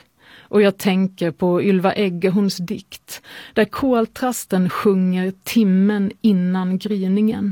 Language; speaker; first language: Swedish; native; Swedish